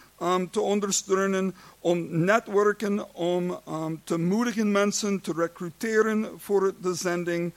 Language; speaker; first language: Dutch; non-native, learner; English